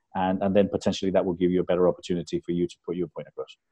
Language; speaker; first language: English; early bilingual, other home language; Spanish